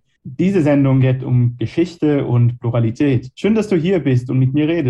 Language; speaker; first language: German; non-native, fluent; Hebrew